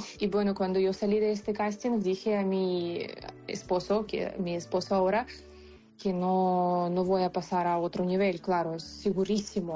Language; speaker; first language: Spanish; non-native, fluent; Ukrainian